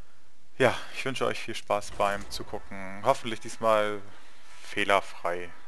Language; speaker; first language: German; native; German